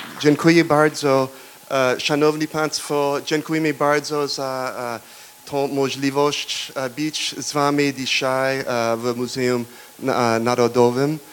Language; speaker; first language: Polish; non-native, learner; English